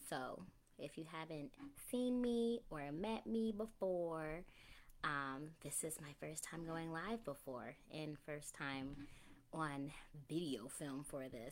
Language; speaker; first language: English; native; English